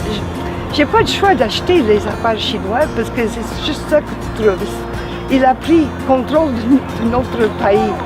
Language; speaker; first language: French; non-native, fluent; Italian